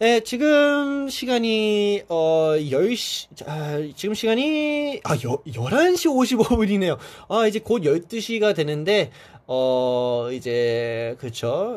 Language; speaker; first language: Korean; early bilingual, heritage; Korean